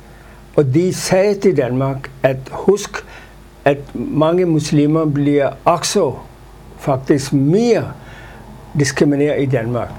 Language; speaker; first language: Danish; non-native, fluent; Urdu